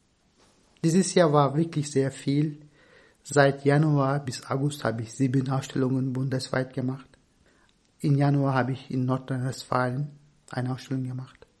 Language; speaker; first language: German; non-native, fluent; Turkish